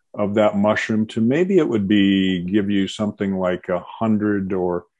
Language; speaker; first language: English; native; English